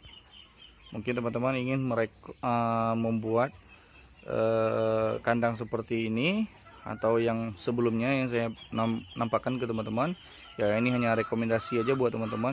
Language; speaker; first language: Indonesian; native; Indonesian